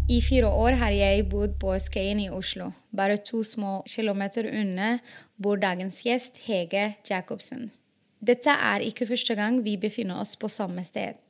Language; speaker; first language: Norwegian; non-native, fluent; Arabic